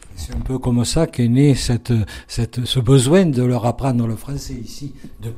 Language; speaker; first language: French; native; French